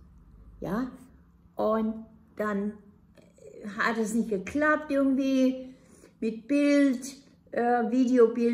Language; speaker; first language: German; non-native, fluent; English